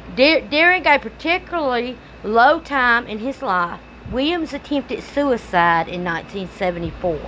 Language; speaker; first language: English; native; English